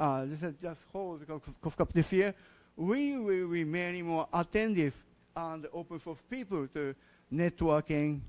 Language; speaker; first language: English; non-native, learner; Japanese